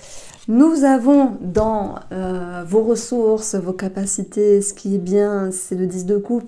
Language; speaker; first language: French; native; French